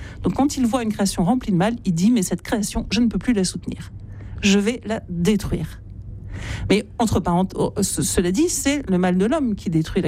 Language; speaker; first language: French; native; French